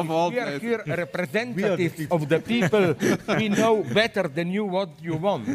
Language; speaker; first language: English; non-native, fluent; Slovenian